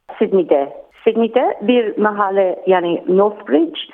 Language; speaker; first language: Turkish; non-native, learner; English